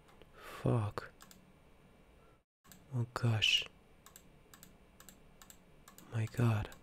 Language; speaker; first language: English; non-native, learner; Russian